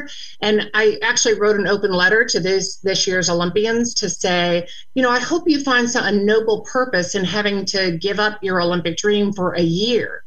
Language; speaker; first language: English; native; English